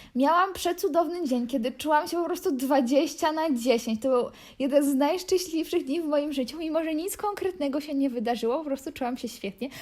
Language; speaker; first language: Polish; native; Polish